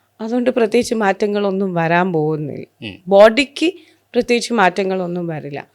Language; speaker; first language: Malayalam; non-native, local second language; Hindi